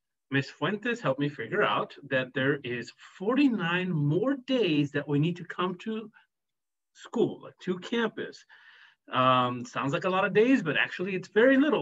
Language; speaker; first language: English; native; English